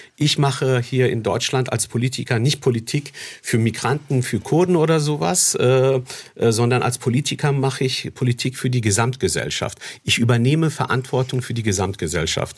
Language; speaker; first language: German; early bilingual, other home language; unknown